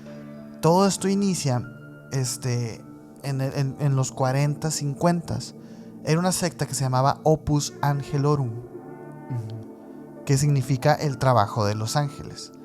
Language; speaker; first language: Spanish; native; Spanish